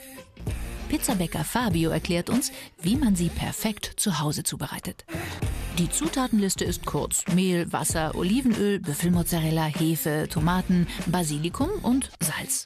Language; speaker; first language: German; native; German